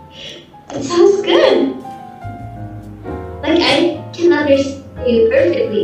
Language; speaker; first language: English; non-native, fluent; Swedish